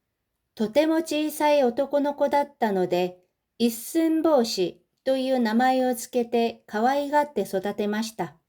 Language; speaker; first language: Japanese; non-native, fluent; Korean